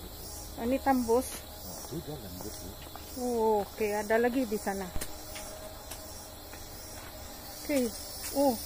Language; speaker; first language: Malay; non-native, learner; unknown